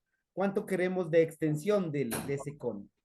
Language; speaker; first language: Spanish; native; Spanish